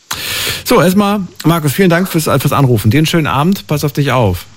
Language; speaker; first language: German; native; German